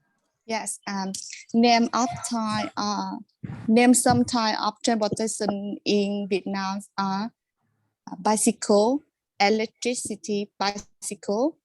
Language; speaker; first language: English; non-native, learner; Vietnamese